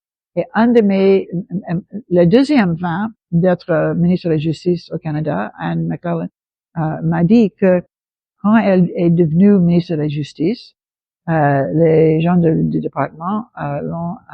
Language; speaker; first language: French; non-native, local second language; English